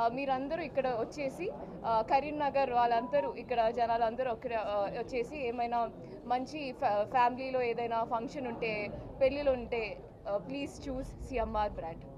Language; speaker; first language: Telugu; non-native, fluent; Malayalam